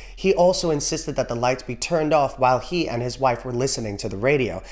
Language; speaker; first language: English; native; English